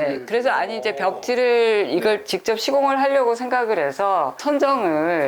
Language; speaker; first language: Korean; native; Korean